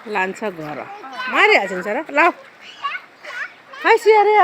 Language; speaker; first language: Nepali; native; Nepali